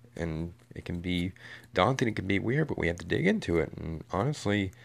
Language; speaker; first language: English; native; English